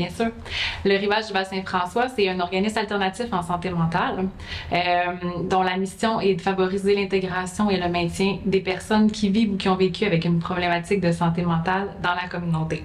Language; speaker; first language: French; native; French